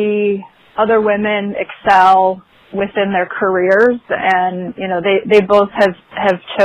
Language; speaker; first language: English; native; English